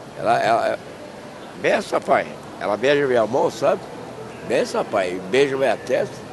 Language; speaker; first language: Portuguese; native; Portuguese